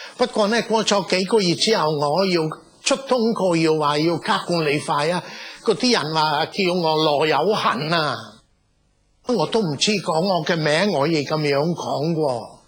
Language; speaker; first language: Cantonese; non-native, fluent; Italian